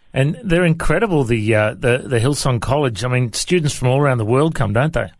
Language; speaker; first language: English; native; English